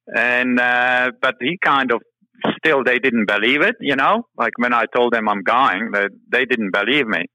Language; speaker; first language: English; non-native, fluent; Czech